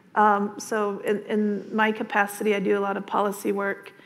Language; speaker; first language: English; native; English